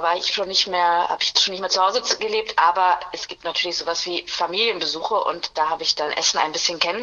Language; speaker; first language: German; native; German